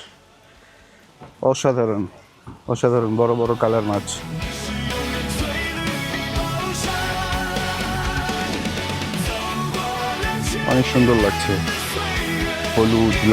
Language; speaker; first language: Bangla; native; Bangla